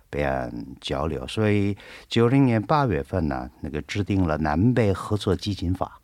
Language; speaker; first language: Chinese; non-native, fluent; Korean